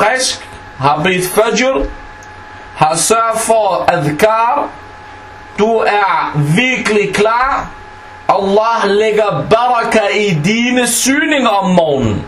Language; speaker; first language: Danish; non-native, fluent; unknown